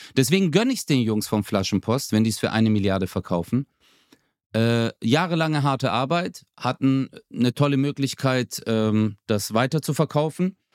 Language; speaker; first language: German; early bilingual, other home language; Turkish